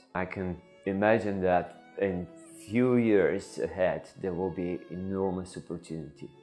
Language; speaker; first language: English; non-native, fluent; Bulgarian